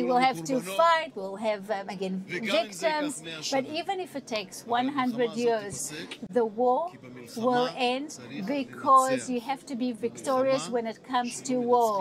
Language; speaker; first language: English; non-native, fluent; Hebrew